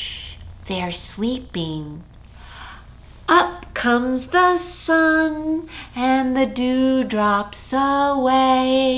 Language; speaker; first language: English; native; English